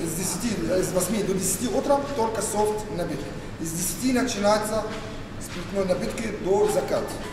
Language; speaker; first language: Russian; native; Russian